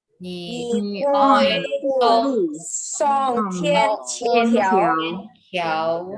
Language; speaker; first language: Chinese; non-native, learner; Indonesian